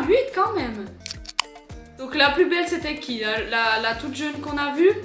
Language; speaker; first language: French; native; French